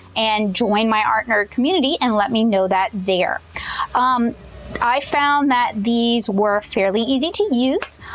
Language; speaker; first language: English; native; English